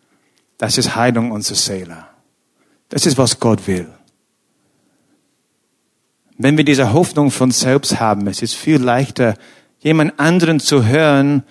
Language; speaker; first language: German; non-native, fluent; English